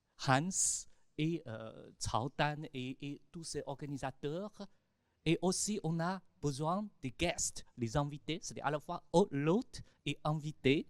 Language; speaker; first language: French; non-native, fluent; Chinese